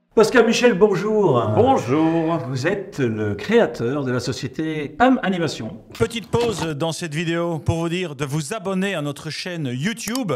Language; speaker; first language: French; native; French